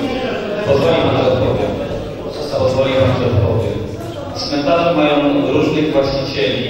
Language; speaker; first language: Polish; native; Polish